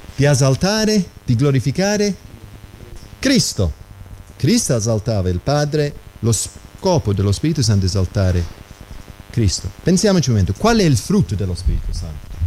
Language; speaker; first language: Italian; non-native, fluent; English